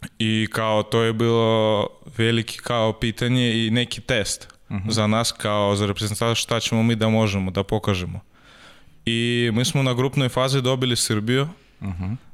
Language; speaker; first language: Serbian; non-native, learner; Russian